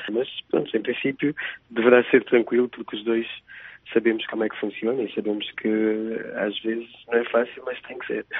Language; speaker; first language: Portuguese; non-native, local second language; Kabuverdianu